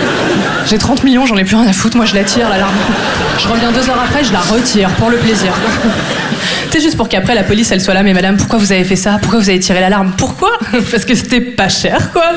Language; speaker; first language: French; native; French